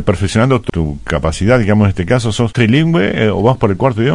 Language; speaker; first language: Spanish; native; Spanish